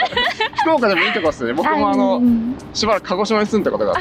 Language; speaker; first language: Japanese; native; Japanese